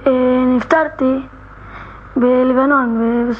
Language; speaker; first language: Hebrew; non-native, local second language; Arabic